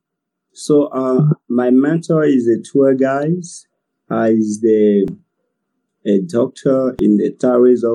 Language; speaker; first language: English; non-native, learner; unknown